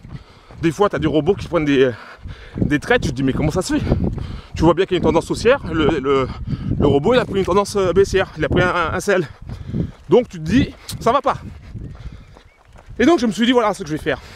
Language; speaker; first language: French; native; French